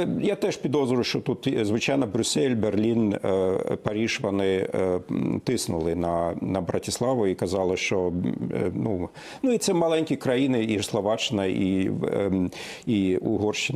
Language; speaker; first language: Ukrainian; non-native, fluent; German